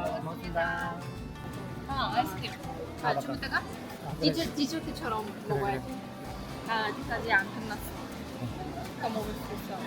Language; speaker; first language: Korean; non-native, fluent; Russian